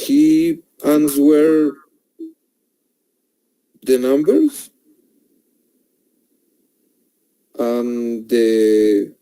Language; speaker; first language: English; non-native, learner; Spanish